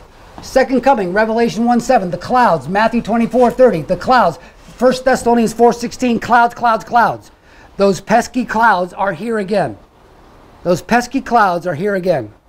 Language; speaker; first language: English; native; English